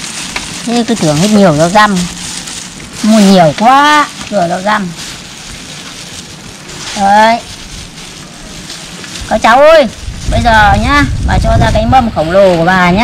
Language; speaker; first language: Vietnamese; native; Vietnamese